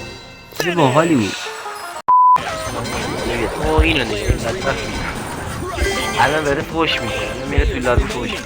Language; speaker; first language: Persian; native; Persian